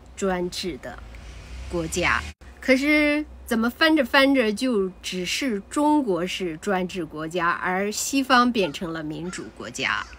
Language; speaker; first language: Chinese; native; Chinese